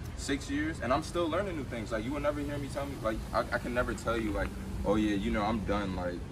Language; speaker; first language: English; native; English